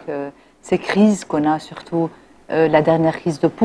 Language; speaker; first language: French; non-native, local second language; Arabic